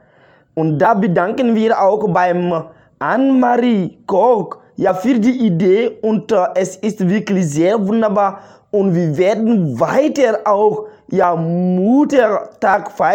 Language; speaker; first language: German; non-native, learner; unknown